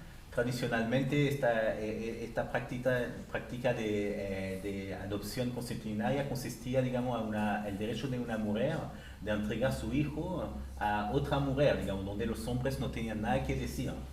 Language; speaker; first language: Spanish; native; Spanish